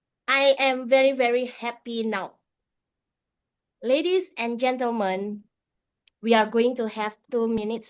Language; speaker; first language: English; non-native, fluent; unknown